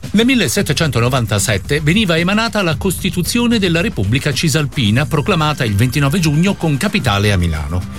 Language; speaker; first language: Italian; native; Italian